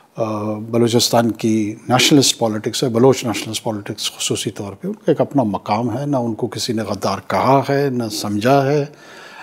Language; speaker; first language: Urdu; non-native, local second language; Pashto